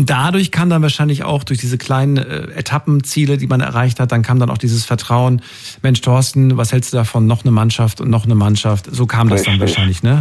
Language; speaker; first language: German; native; German